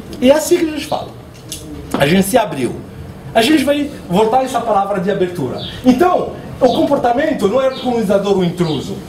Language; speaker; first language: Portuguese; non-native, fluent; Arabic